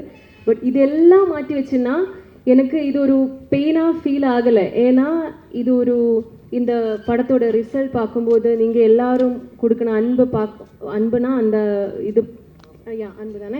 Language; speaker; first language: Tamil; non-native, learner; Malayalam